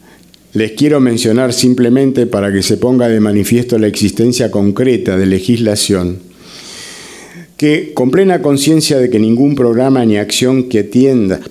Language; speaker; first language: Spanish; native; Spanish